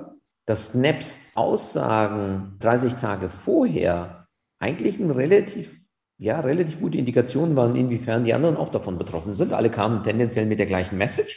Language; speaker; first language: German; native; German